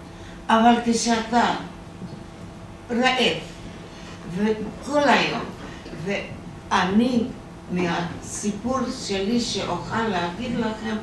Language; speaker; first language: Hebrew; non-native, fluent; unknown